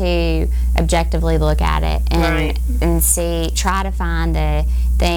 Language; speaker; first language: English; native; English